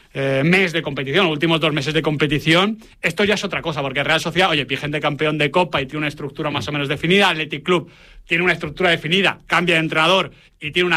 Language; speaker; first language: Spanish; native; Spanish